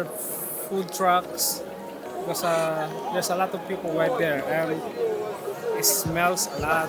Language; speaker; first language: English; non-native, local second language; Filipino